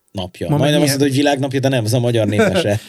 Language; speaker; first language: Hungarian; native; Hungarian